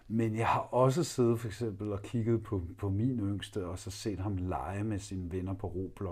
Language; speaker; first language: Danish; native; Danish